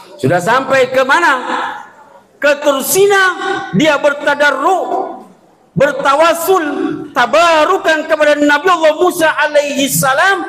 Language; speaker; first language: Indonesian; native; Indonesian